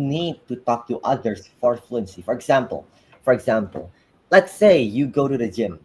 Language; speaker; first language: English; non-native, fluent; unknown